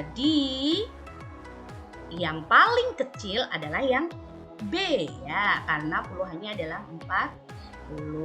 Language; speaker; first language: Indonesian; native; Indonesian